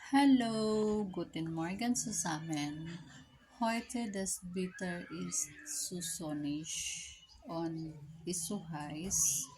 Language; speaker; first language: German; non-native, learner; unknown